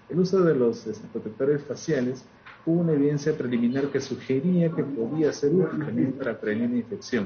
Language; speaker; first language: Spanish; native; Spanish